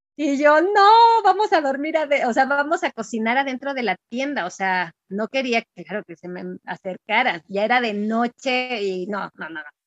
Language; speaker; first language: Spanish; native; Spanish